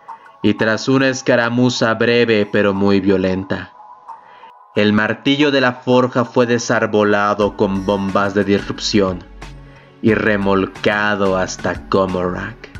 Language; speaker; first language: Spanish; native; Spanish